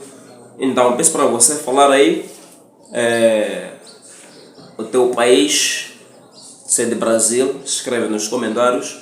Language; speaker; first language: Portuguese; non-native, local second language; Tsonga